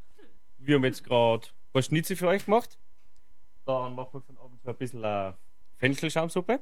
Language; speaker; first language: German; native; German